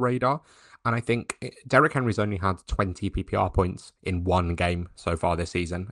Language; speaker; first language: English; native; English